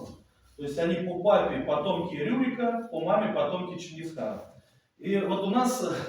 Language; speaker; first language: Russian; native; Russian